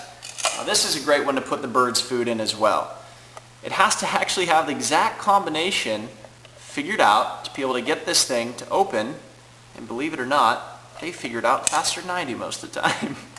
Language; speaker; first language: English; native; English